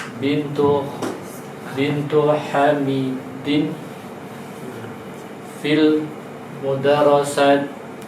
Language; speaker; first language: Arabic; non-native, learner; Indonesian